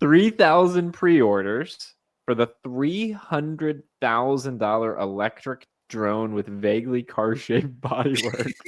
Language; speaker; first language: English; native; English